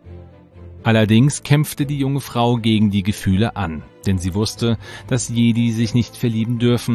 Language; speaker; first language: German; native; German